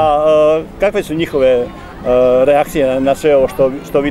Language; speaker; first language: Serbian; native; Serbian